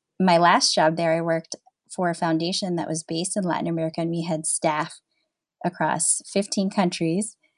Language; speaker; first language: English; native; English